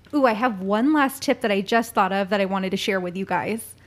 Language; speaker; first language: English; early bilingual, other home language; Filipino